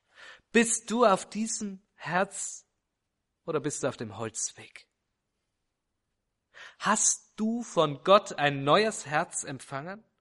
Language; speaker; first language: German; native; German